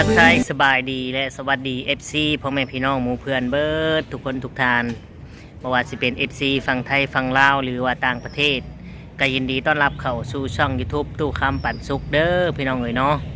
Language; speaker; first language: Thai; non-native, local second language; Lao